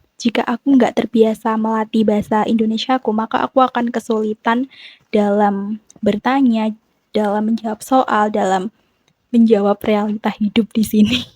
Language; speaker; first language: Indonesian; non-native, local second language; Javanese